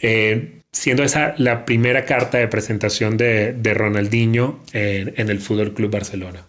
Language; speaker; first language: Spanish; native; Spanish